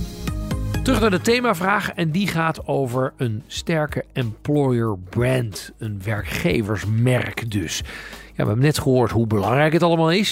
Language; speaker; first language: Dutch; native; Dutch